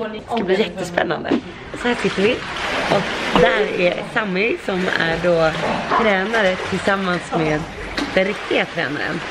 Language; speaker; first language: Swedish; native; Swedish